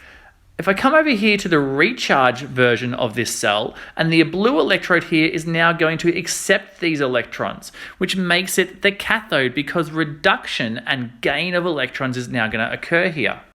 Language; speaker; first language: English; native; English